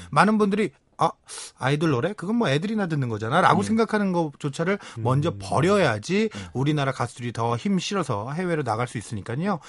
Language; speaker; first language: Korean; native; Korean